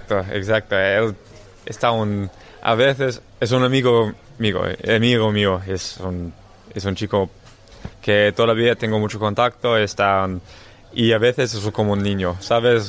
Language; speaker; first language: Spanish; non-native, learner; English